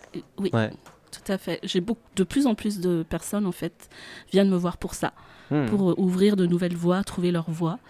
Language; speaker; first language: French; non-native, local second language; Malagasy